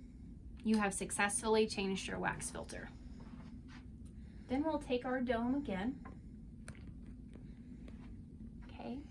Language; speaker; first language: English; native; English